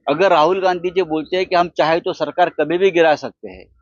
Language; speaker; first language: Hindi; non-native, local second language; Marathi